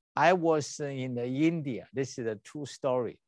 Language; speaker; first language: English; non-native, learner; Chinese